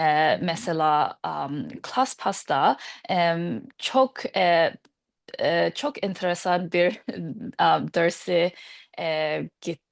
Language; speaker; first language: Turkish; non-native, learner; English